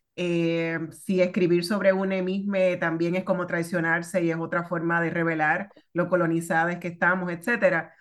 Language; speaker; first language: Spanish; native; Spanish